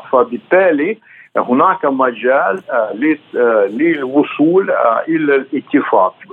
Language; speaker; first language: Arabic; non-native, fluent; Russian